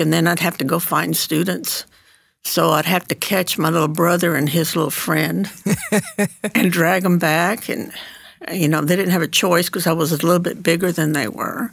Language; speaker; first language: English; early bilingual, other home language; Spanish